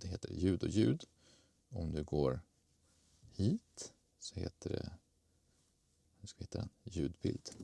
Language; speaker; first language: Swedish; native; Swedish